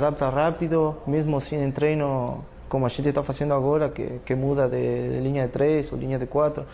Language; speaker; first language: Portuguese; non-native, fluent; Spanish